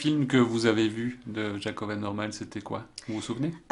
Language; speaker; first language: French; native; French